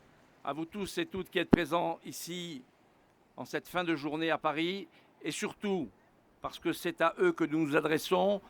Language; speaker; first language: French; native; French